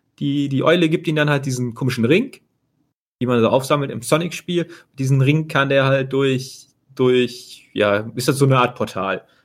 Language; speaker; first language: German; native; German